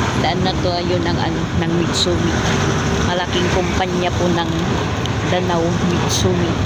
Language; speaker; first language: Filipino; non-native, local second language; Cebuano